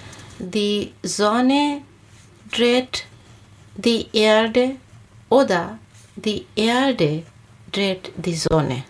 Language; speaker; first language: German; non-native, learner; Bangla